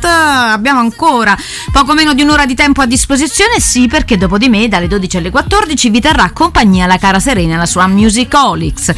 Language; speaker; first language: Italian; native; Italian